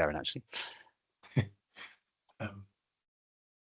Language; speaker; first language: English; native; English